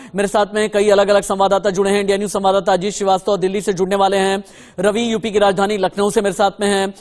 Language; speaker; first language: Hindi; native; Hindi